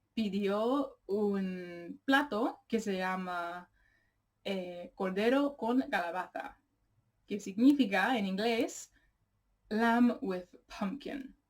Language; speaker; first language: Spanish; non-native, learner; English